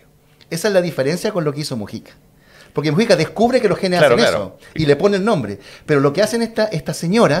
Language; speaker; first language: Spanish; native; Spanish